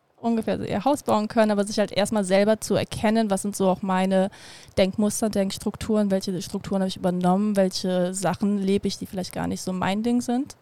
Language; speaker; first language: German; early bilingual, other home language; Russian